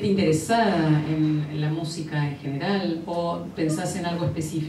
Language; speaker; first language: Spanish; native; Spanish